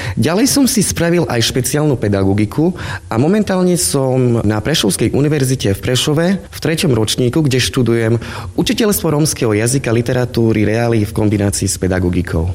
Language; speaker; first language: Slovak; non-native, local second language; Romany